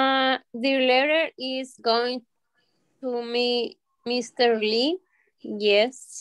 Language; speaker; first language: English; non-native, learner; Spanish